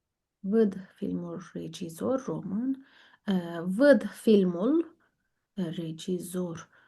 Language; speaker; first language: Romanian; non-native, learner; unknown